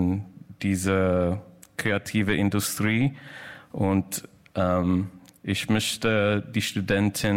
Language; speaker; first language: German; non-native, learner; English